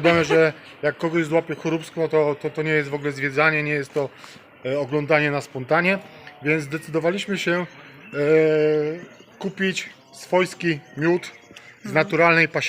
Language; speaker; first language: Polish; native; Polish